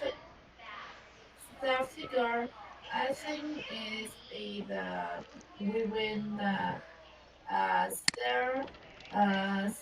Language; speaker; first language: English; non-native, learner; Vietnamese